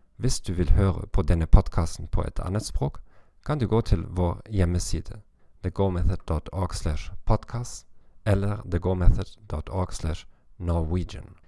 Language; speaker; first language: Norwegian; non-native, learner; German